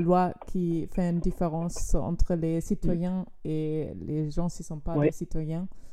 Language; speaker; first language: French; non-native, fluent; German